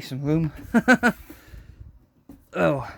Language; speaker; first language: English; native; English